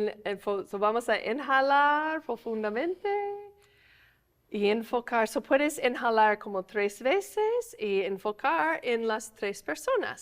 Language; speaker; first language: Spanish; non-native, fluent; English